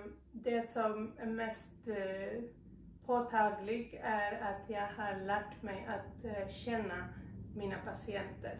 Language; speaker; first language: Swedish; non-native, fluent; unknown